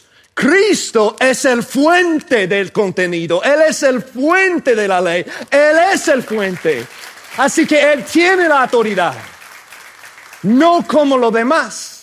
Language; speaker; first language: Spanish; non-native, fluent; English